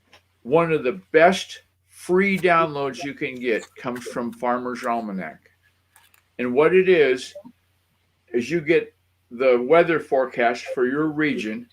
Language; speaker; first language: English; native; English